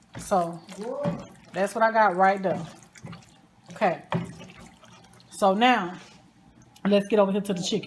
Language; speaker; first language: English; native; English